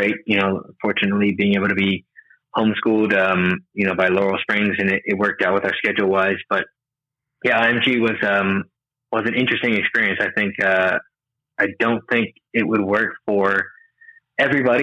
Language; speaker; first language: English; native; English